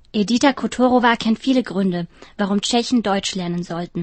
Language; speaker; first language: German; native; German